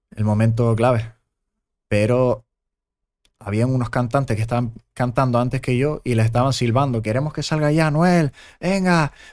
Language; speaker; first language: Spanish; early bilingual, other home language; German